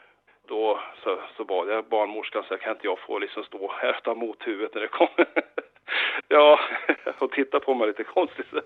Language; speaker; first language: Swedish; native; Swedish